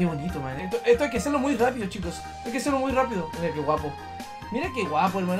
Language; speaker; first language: Spanish; native; Spanish